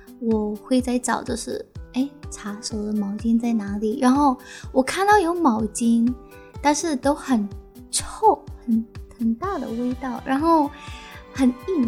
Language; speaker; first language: Chinese; early bilingual, heritage; Chinese